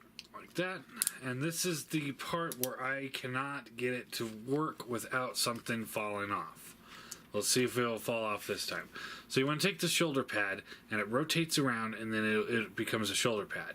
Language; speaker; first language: English; native; English